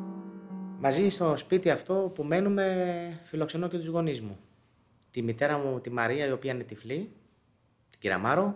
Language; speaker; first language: Greek; native; Greek